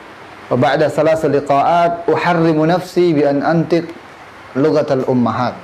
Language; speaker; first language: Arabic; non-native, fluent; Indonesian